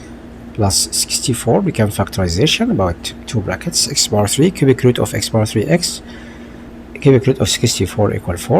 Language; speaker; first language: English; non-native, local second language; Arabic